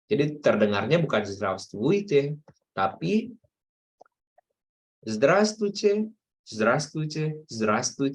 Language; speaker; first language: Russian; non-native, fluent; Indonesian